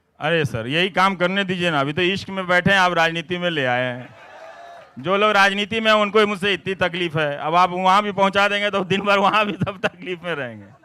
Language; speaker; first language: Hindi; non-native, local second language; Bhojpuri